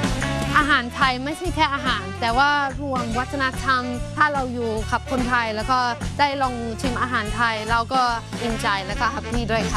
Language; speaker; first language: Thai; non-native, fluent; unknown